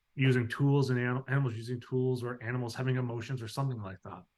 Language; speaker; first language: English; native; English